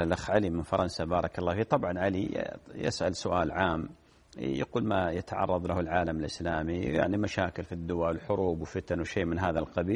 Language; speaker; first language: Arabic; native; Arabic